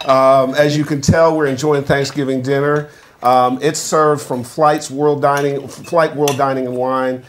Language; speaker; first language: English; native; English